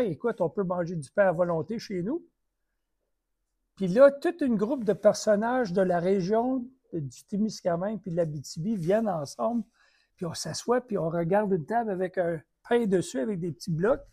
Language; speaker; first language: French; native; French